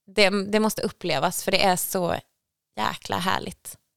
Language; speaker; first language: Swedish; native; Swedish